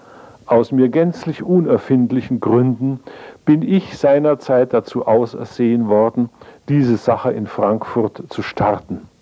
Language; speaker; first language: German; native; German